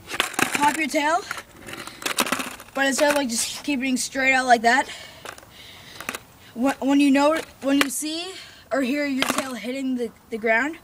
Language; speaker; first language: English; native; English